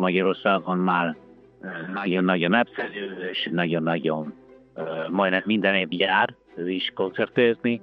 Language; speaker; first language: Hungarian; non-native, fluent; Italian